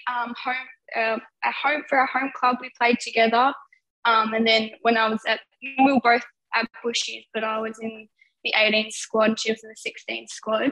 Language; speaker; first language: English; native; English